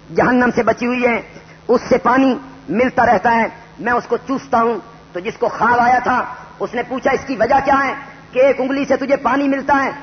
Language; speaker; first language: Urdu; non-native, local second language; Punjabi